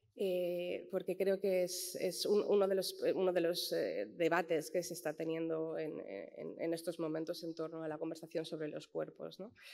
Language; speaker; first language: Spanish; native; Spanish